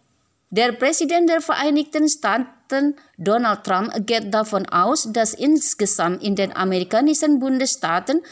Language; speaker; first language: German; non-native, fluent; Indonesian